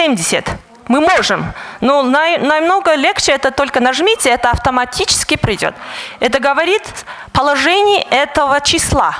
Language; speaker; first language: Russian; non-native, fluent; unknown